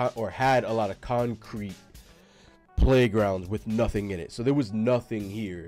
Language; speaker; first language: English; native; English